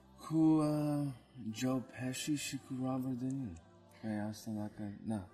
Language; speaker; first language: Romanian; early bilingual, heritage; Romanian